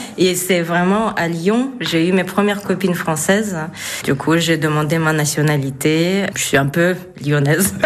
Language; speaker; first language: French; non-native, fluent; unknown